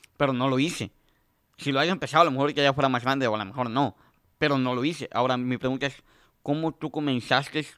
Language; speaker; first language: Spanish; native; Spanish